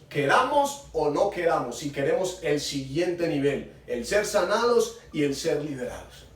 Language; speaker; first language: Spanish; native; Spanish